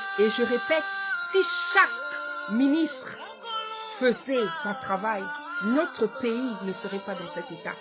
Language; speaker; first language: French; non-native, local second language; Lingala